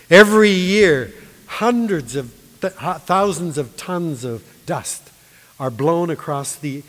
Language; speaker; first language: English; native; English